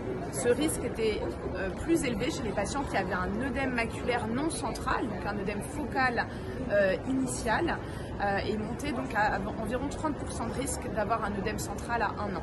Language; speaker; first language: French; native; French